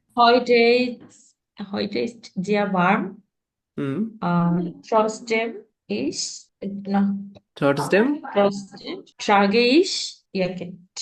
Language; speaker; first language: German; non-native, learner; Bangla